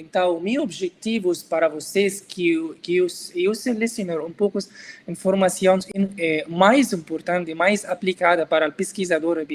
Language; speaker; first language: Portuguese; non-native, learner; Arabic